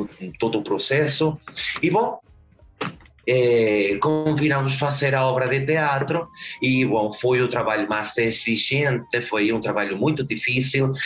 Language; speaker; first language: Portuguese; early bilingual, heritage; Spanish